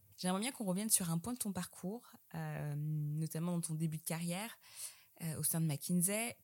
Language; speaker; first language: French; native; French